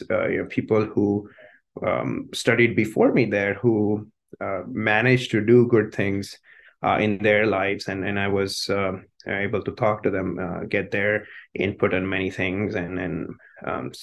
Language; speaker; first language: English; non-native, local second language; Hindi